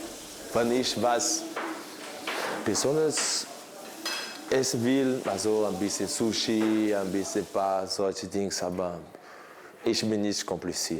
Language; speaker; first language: German; non-native, fluent; Portuguese